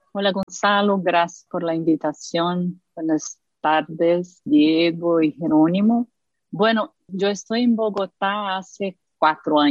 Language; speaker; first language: Spanish; non-native, fluent; Portuguese